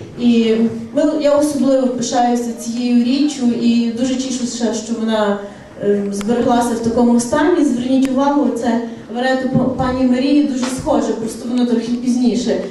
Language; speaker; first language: Ukrainian; native; Ukrainian